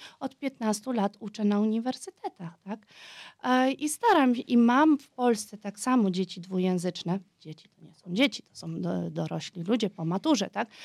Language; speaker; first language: Polish; early bilingual, heritage; Polish